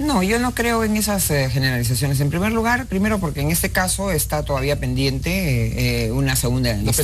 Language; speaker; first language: Spanish; native; Spanish